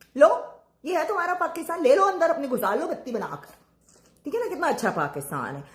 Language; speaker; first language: Urdu; native; Urdu